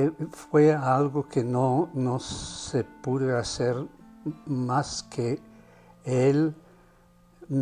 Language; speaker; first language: Spanish; non-native, fluent; German